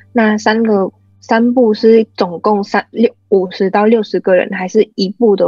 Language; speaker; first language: Chinese; non-native, fluent; Vietnamese